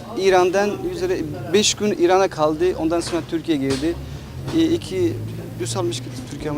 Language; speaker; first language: Turkish; non-native, fluent; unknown